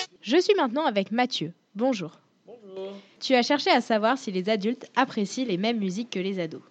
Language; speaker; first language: French; native; French